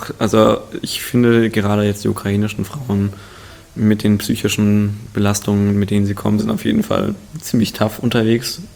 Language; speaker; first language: German; early bilingual, other home language; Russian